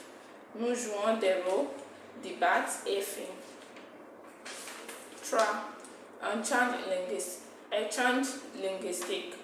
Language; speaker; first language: French; non-native, fluent; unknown